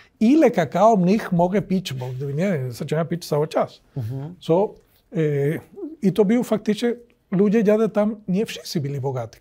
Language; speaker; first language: Polish; non-native, learner; Spanish